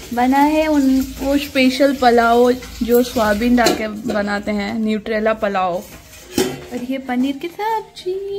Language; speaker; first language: Hindi; non-native, local second language; Odia